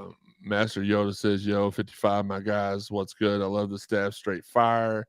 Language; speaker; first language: English; native; English